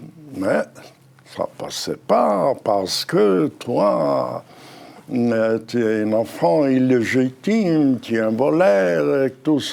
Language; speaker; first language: French; non-native, fluent; Hebrew